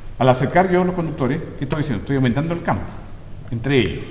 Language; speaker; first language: Spanish; native; Spanish